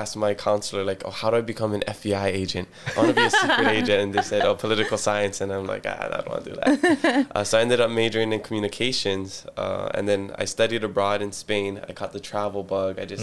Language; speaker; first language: English; early bilingual, other home language; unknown